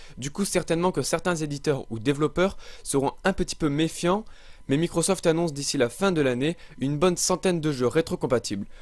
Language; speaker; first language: French; native; French